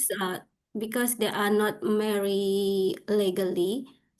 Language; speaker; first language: English; non-native, learner; Indonesian